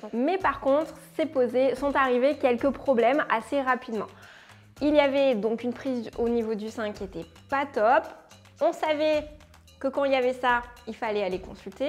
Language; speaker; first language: French; native; French